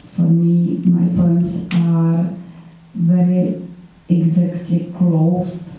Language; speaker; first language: English; non-native, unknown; Czech